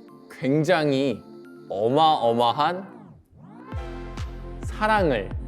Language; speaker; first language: Korean; native; Korean